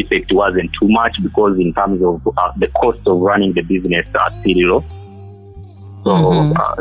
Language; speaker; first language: English; non-native, local second language; Kinyarwanda